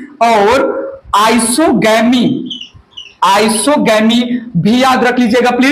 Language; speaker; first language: Hindi; native; Hindi